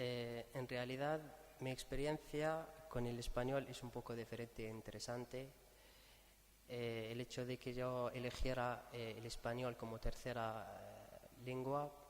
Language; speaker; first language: Spanish; non-native, fluent; Arabic